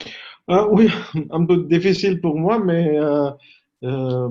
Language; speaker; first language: French; non-native, learner; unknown